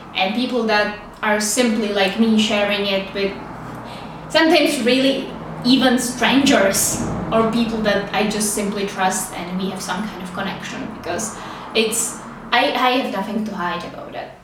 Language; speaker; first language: English; non-native, fluent; Czech